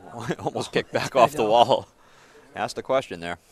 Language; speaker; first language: English; native; English